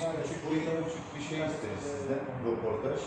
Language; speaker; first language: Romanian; non-native, learner; Turkish